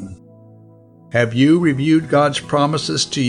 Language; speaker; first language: English; non-native, local second language; Yoruba